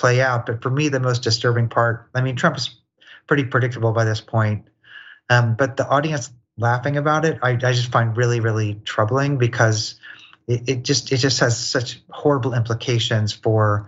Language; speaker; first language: English; native; English